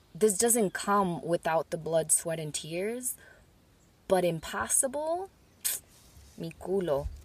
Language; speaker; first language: English; early bilingual, other home language; Spanish